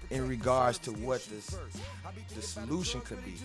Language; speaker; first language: English; native; English